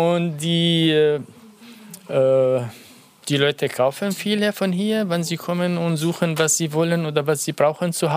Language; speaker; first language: German; non-native, learner; Arabic